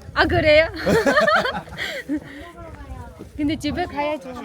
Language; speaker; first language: Korean; non-native, learner; Mongolian